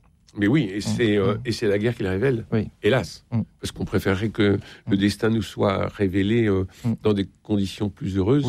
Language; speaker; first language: French; native; French